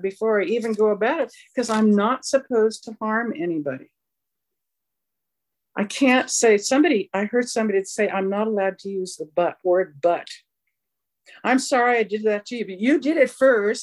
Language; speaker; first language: English; native; English